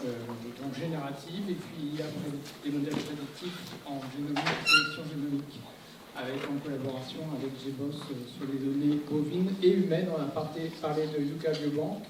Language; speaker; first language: French; native; French